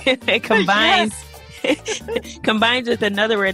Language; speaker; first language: English; native; English